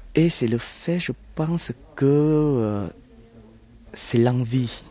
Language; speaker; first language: French; early bilingual, other home language; Vietnamese